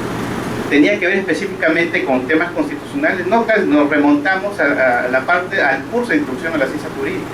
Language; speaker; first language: Spanish; native; Spanish